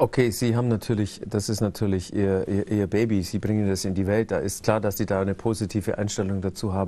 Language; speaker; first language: German; native; German